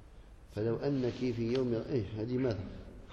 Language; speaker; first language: Arabic; native; Arabic